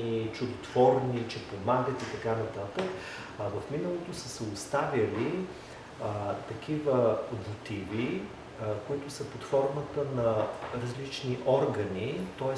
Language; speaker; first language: Bulgarian; native; Bulgarian